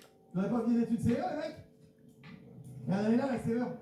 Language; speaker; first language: French; native; French